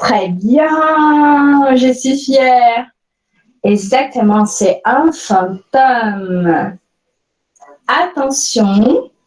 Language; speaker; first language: French; non-native, fluent; Portuguese